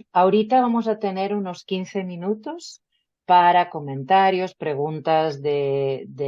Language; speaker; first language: Spanish; native; Spanish